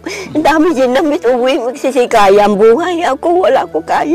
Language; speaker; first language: Filipino; non-native, learner; Vietnamese